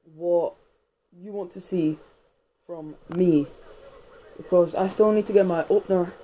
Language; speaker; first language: English; native; English